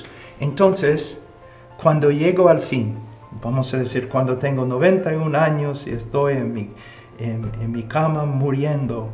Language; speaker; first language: Spanish; non-native, fluent; English